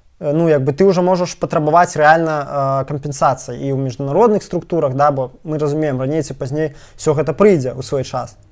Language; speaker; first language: Belarusian; non-native, local second language; Russian